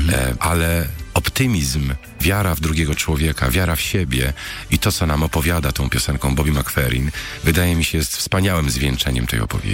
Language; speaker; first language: Polish; native; Polish